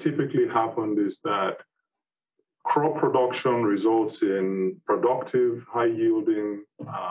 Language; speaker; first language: English; non-native, local second language; Yoruba